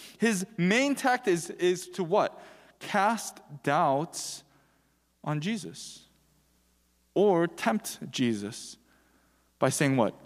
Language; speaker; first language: English; early bilingual, other home language; Korean